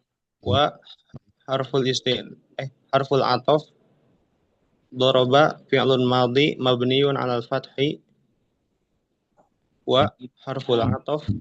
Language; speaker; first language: Arabic; non-native, learner; Indonesian